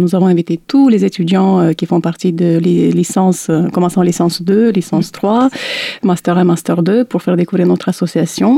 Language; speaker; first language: French; non-native, fluent; Romanian